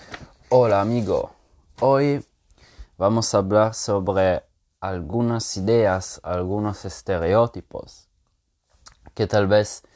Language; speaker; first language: Spanish; non-native, fluent; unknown